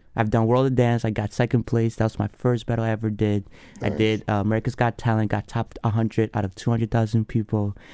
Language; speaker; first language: English; early bilingual, other home language; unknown